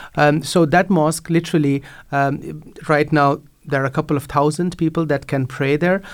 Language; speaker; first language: English; non-native, fluent; Dutch